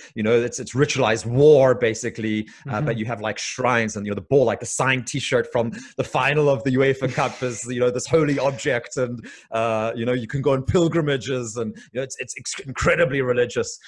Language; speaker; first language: English; native; English